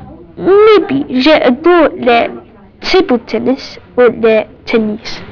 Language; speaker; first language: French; non-native, learner; English